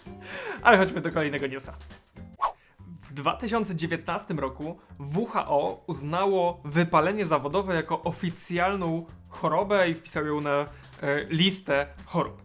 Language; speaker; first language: Polish; native; Polish